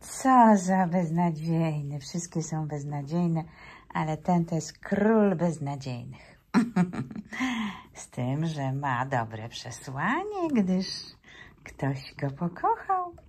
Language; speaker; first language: Polish; native; Polish